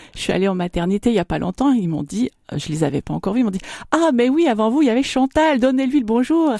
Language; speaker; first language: French; native; French